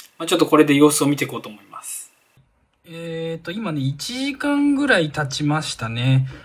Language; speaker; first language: Japanese; native; Japanese